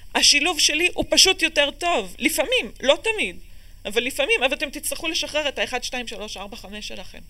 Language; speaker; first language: Hebrew; native; Hebrew